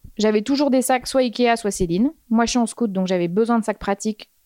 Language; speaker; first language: French; native; French